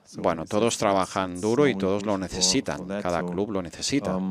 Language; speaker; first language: Spanish; non-native, learner; German